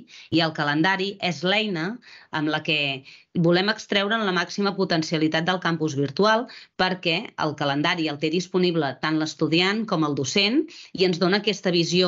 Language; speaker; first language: Catalan; native; Catalan